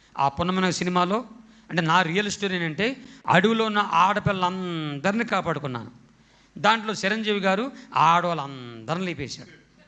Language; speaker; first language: Telugu; non-native, local second language; Koya